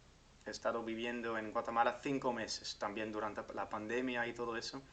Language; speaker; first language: Spanish; non-native, fluent; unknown